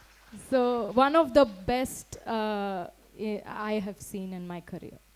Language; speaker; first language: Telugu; non-native, fluent; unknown